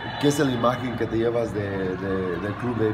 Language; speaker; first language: Spanish; native; Spanish